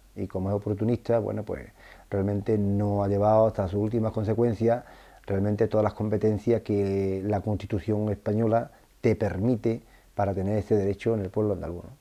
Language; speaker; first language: Spanish; native; Spanish